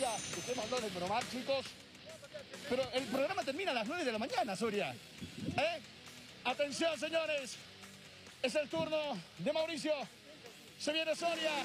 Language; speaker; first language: Spanish; native; Spanish